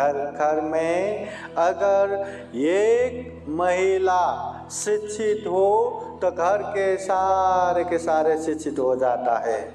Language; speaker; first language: Hindi; non-native, local second language; Marathi